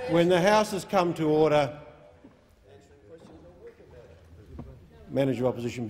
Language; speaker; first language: English; native; English